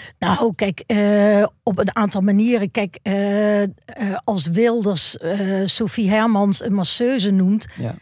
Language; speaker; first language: Dutch; native; Dutch